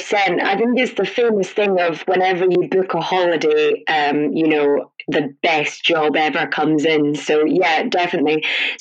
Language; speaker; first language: English; native; English